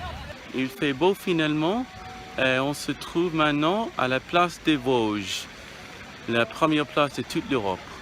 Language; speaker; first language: French; non-native, fluent; English